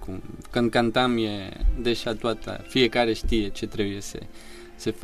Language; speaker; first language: Romanian; non-native, learner; Spanish